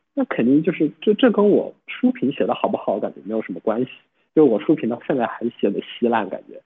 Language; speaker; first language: Chinese; native; Chinese